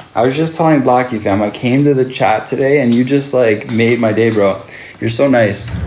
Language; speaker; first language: English; native; English